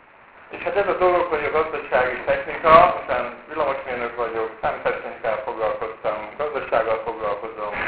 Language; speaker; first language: Hungarian; native; Hungarian